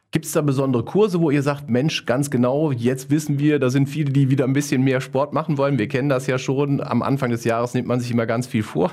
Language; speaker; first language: German; native; German